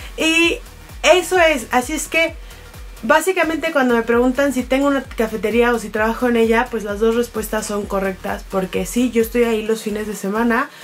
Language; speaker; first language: Spanish; native; Spanish